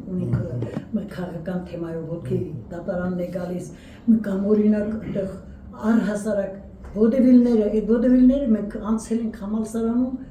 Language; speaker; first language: Armenian; native; Armenian